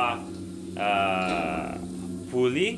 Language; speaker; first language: Russian; non-native, learner; English